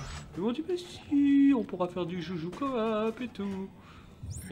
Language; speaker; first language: French; native; French